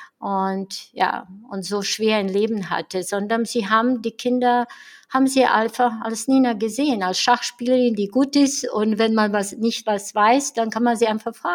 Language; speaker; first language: German; non-native, fluent; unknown